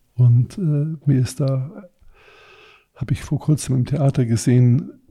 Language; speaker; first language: German; non-native, fluent; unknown